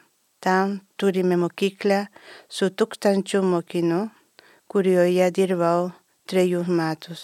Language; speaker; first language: Lithuanian; non-native, learner; Spanish